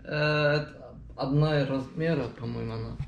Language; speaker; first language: Russian; non-native, learner; Azerbaijani